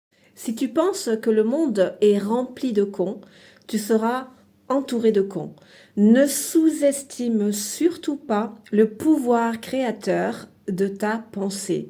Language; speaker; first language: French; native; French